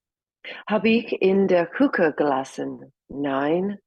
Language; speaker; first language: German; non-native, learner; English